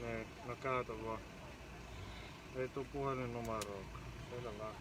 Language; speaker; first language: Finnish; native; Finnish